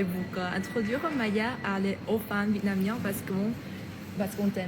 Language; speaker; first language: French; non-native, fluent; Vietnamese